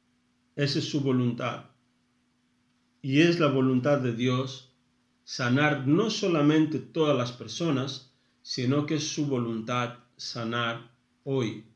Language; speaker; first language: Spanish; non-native, fluent; Portuguese